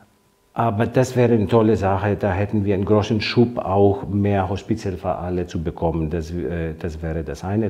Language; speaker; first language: German; non-native, fluent; Greek